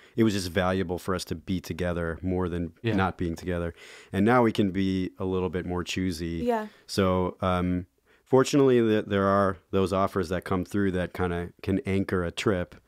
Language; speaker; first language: English; native; English